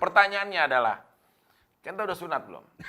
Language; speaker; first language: Indonesian; native; Indonesian